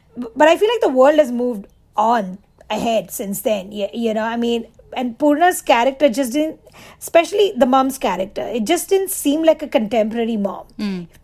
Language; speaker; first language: English; non-native, local second language; Bangla